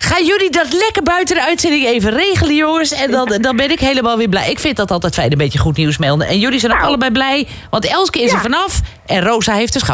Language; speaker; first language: Dutch; native; Dutch